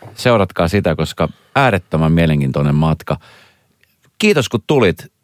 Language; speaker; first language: Finnish; native; Finnish